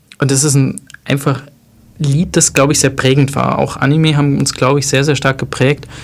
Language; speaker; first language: German; native; German